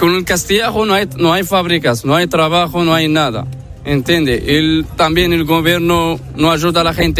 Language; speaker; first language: Spanish; non-native, learner; Arabic